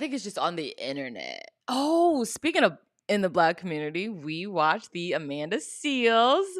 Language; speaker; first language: English; native; English